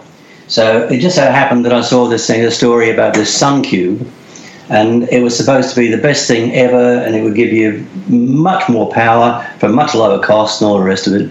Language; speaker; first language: English; native; English